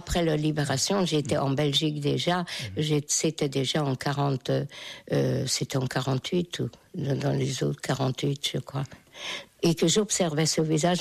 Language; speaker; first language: French; non-native, fluent; Hungarian